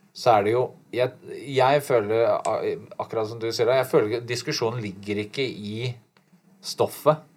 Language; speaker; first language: Norwegian; native; Norwegian